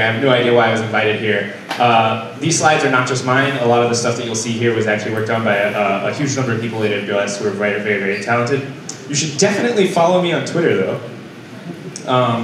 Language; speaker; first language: English; native; English